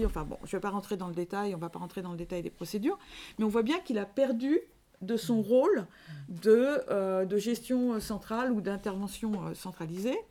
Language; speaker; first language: French; native; French